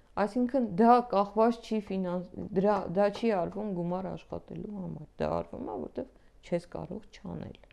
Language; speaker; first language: Armenian; native; Armenian